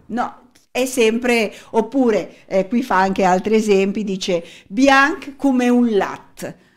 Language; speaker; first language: Italian; native; Italian